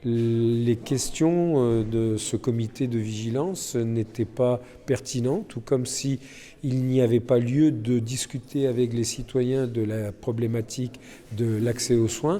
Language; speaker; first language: French; native; French